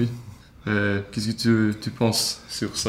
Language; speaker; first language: French; non-native, learner; Swedish